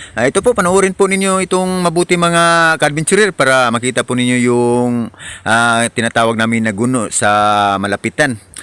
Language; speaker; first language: Filipino; non-native, local second language; Cebuano